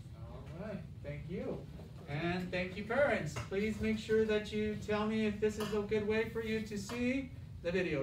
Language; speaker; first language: English; native; English